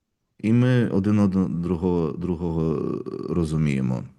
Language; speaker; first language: Ukrainian; non-native, fluent; Russian